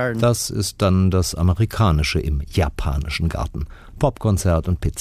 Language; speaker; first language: German; native; German